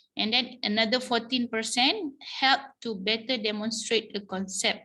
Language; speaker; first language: English; non-native, local second language; Malay